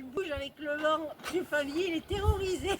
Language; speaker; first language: French; native; French